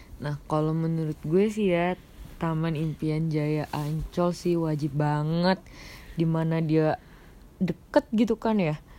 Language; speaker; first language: Indonesian; native; Indonesian